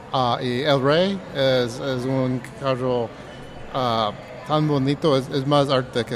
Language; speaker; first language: Spanish; early bilingual, heritage; English